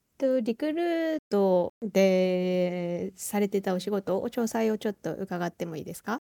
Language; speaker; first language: Japanese; native; Japanese